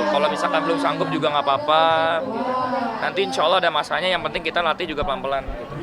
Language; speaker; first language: Indonesian; native; Indonesian